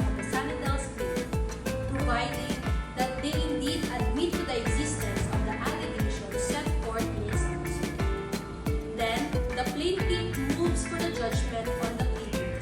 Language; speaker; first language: English; non-native, local second language; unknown